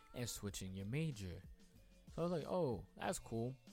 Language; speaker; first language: English; native; English